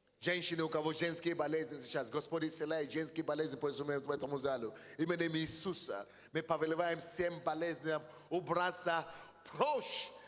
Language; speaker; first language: Russian; non-native, fluent; Yoruba